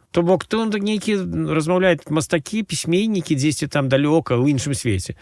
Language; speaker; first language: Belarusian; native; Belarusian